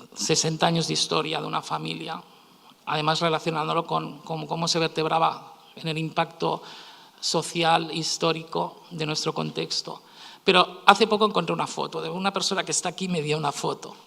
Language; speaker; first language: Spanish; native; Spanish